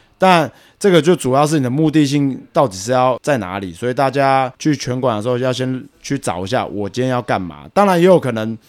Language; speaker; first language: Chinese; native; Chinese